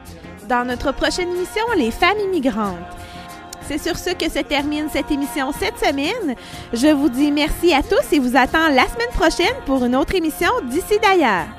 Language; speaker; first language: French; native; French